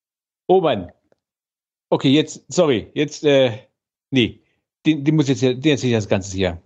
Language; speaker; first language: German; native; German